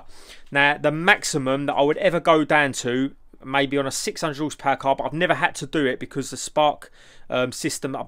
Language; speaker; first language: English; native; English